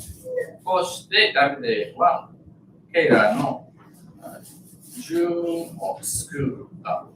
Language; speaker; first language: Japanese; non-native, learner; English